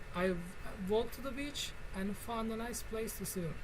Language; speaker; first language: English; non-native, fluent; Turkish